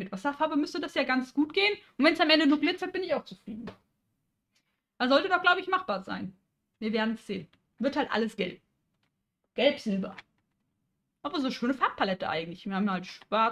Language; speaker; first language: German; native; German